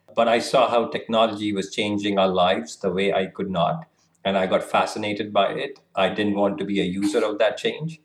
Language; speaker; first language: English; non-native, local second language; Hindi